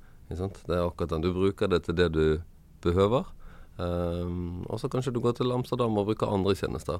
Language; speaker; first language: Norwegian; native; Norwegian